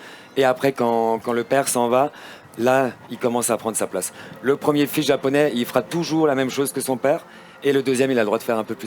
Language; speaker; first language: French; native; French